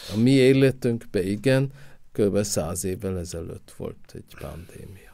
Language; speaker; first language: Hungarian; early bilingual, heritage; Hungarian